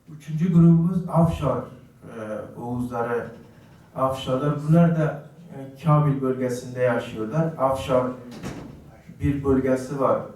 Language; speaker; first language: Turkish; non-native, fluent; Uzbek